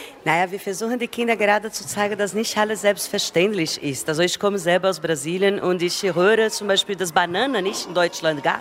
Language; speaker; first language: German; non-native, fluent; Portuguese